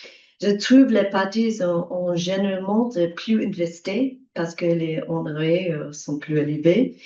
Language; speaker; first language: French; non-native, learner; English